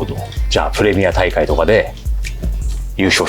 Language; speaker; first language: Japanese; native; Japanese